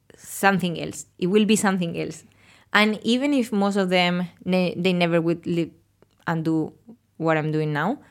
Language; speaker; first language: English; non-native, fluent; Spanish